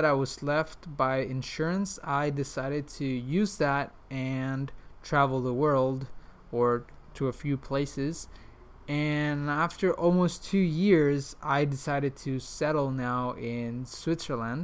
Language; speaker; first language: English; non-native, fluent; Spanish